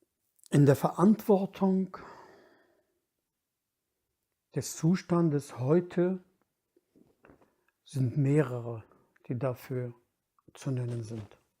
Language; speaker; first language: German; non-native, fluent; Kurdish